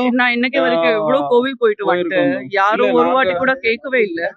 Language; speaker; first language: Tamil; non-native, fluent; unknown